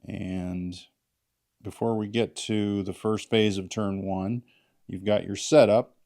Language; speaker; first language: English; native; English